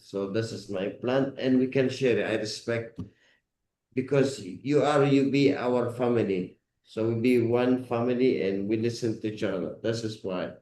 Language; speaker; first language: English; non-native, learner; Arabic